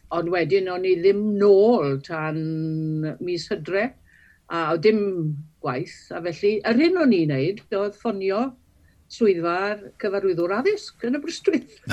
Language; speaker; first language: Welsh; native; Welsh